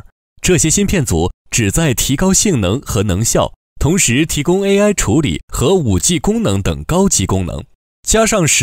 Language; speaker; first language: Chinese; native; Chinese